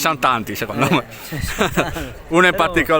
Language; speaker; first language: Italian; native; Italian